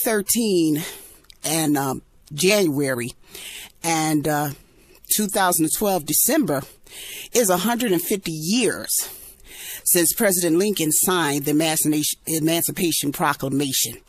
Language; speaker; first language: English; native; English